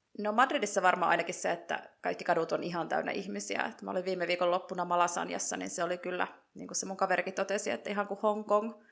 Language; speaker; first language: Finnish; native; Finnish